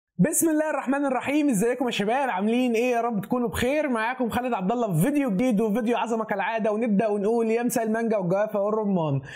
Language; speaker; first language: Arabic; native; Arabic